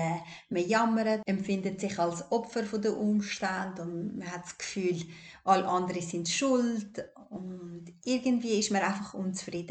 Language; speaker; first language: German; early bilingual, other home language; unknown